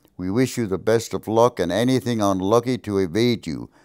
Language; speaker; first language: English; early bilingual, other home language; German